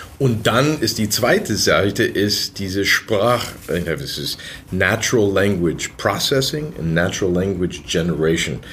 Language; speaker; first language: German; early bilingual, other home language; English